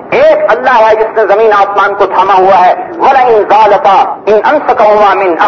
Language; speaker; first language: Urdu; non-native, local second language; Punjabi